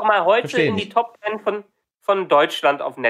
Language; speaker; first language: German; native; German